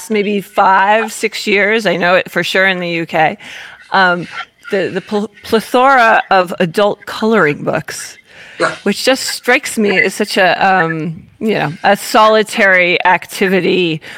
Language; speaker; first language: English; native; English